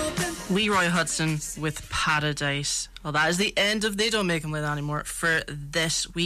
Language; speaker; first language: English; native; English